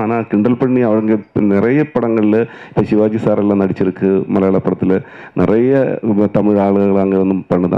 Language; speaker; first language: Tamil; non-native, learner; Malayalam